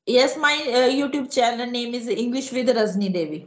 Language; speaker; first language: English; non-native, local second language; Hindi